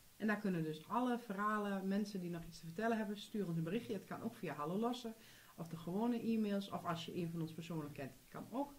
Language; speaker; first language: Dutch; native; Dutch